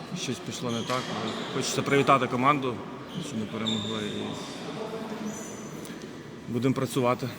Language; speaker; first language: Ukrainian; native; Ukrainian